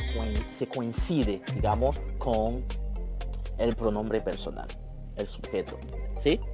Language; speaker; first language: Spanish; non-native, fluent; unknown